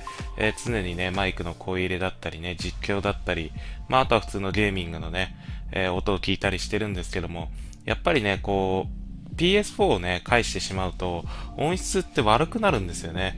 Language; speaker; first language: Japanese; native; Japanese